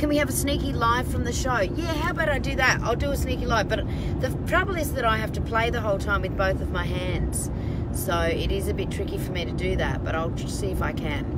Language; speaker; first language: English; native; English